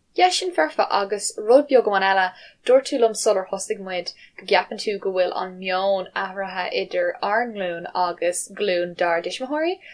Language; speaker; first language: Irish; non-native, local second language; English